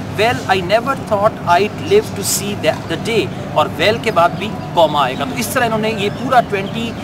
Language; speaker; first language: Urdu; native; Urdu